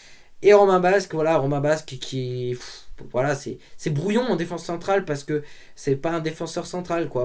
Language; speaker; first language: French; native; French